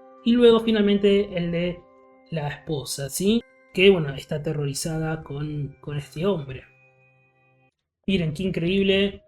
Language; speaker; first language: Spanish; native; Spanish